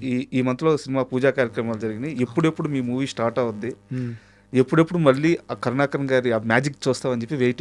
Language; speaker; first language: Telugu; native; Telugu